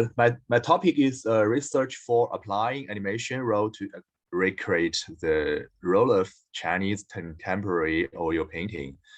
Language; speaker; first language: English; non-native, learner; Chinese